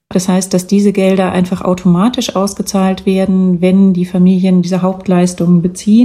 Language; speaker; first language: German; native; German